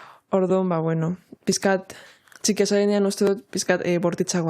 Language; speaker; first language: Basque; non-native, local second language; Spanish